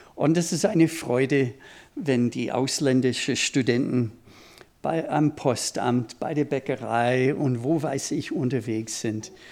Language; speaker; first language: German; non-native, fluent; English